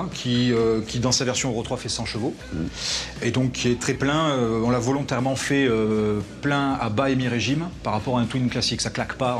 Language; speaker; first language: French; native; French